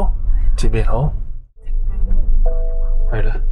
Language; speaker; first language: Cantonese; native; Cantonese